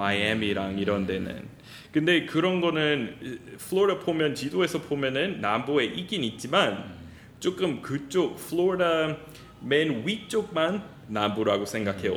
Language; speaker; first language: Korean; non-native, fluent; English